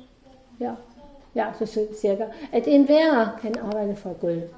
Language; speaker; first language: Danish; non-native, fluent; German